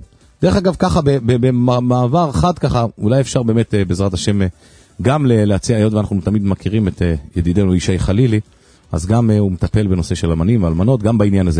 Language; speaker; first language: Hebrew; native; Hebrew